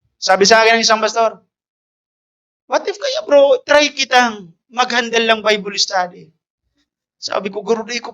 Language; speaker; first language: Filipino; non-native, local second language; Bikol